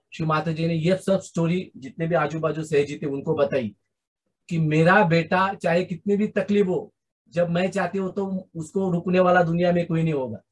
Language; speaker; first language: Hindi; non-native, local second language; Marathi